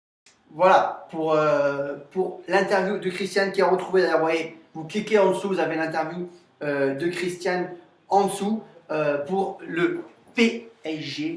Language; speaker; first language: French; native; French